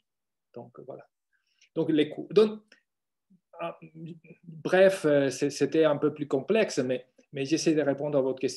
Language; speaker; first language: French; non-native, fluent; Spanish